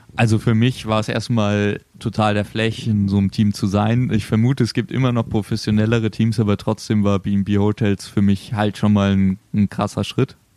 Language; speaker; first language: German; native; German